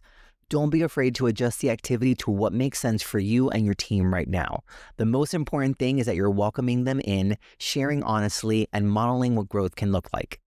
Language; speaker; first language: English; native; English